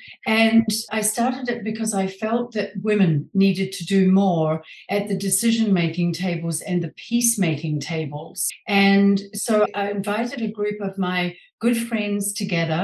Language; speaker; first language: English; native; English